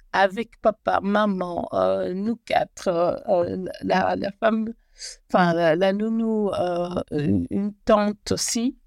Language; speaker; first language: French; native; French